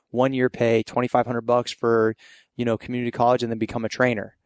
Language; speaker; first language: English; native; English